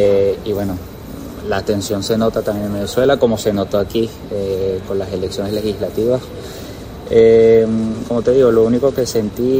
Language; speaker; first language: Spanish; native; Spanish